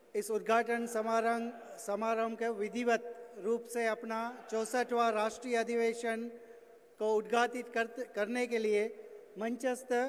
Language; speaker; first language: Hindi; non-native, local second language; Gujarati